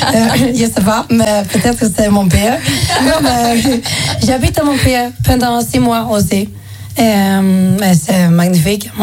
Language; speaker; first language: French; non-native, fluent; Swedish